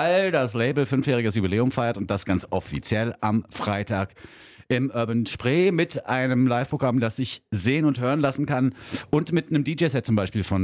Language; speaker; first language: German; native; German